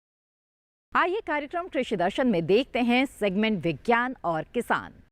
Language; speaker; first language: Hindi; native; Hindi